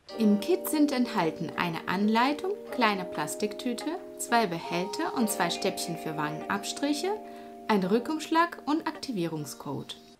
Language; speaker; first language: German; non-native, fluent; Russian